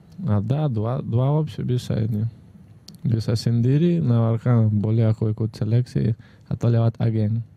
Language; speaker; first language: Indonesian; non-native, fluent; Russian